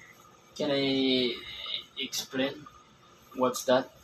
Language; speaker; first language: English; non-native, learner; Filipino